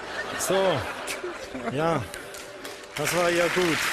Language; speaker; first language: German; non-native, fluent; French